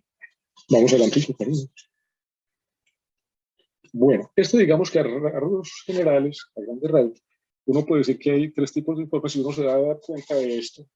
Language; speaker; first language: Spanish; native; Spanish